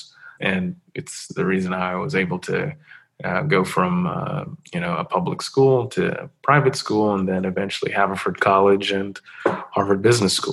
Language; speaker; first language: English; native; English